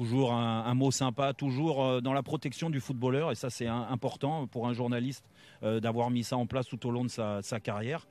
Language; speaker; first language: French; native; French